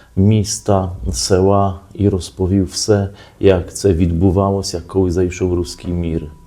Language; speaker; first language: Ukrainian; early bilingual, heritage; Ukrainian